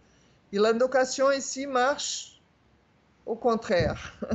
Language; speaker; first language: French; non-native, fluent; Portuguese